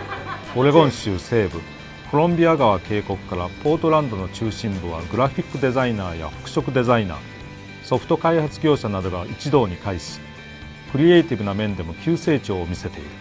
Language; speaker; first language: Japanese; non-native, fluent; English